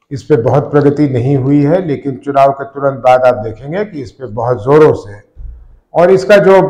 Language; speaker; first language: Hindi; native; Hindi